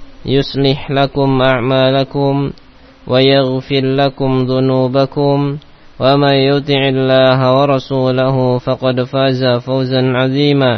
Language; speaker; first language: Arabic; non-native, fluent; Indonesian